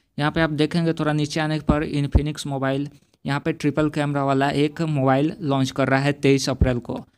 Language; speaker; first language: Hindi; native; Hindi